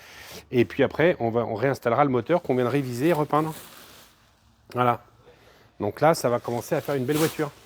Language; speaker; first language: French; native; French